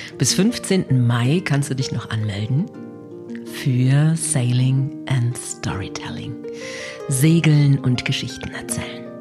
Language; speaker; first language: German; native; German